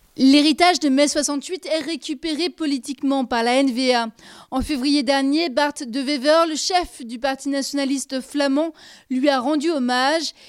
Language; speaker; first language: French; non-native, local second language; Luxembourgish